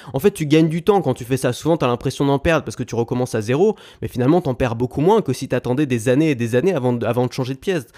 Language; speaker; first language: French; native; French